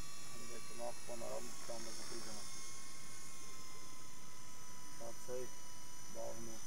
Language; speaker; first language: Bulgarian; native; Bulgarian